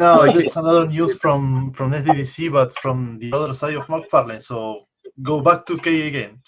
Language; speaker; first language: English; non-native, fluent; Spanish